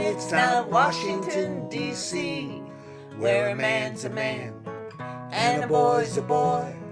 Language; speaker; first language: English; native; English